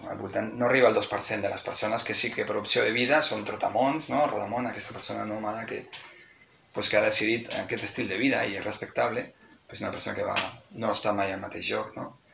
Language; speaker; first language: Catalan; non-native, local second language; Spanish